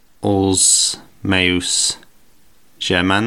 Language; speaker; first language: Catalan; non-native, learner; English